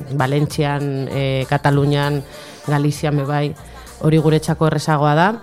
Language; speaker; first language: Basque; non-native, local second language; Spanish